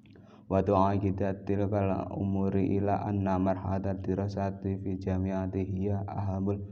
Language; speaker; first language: Arabic; non-native, learner; Indonesian